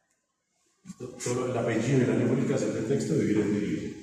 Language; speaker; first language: Spanish; native; Spanish